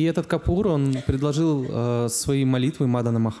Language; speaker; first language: Russian; native; Russian